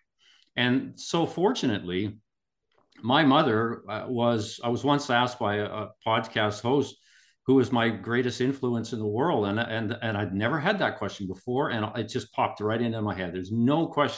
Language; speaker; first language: English; native; English